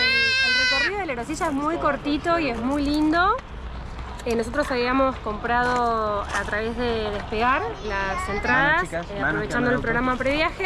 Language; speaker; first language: Spanish; native; Spanish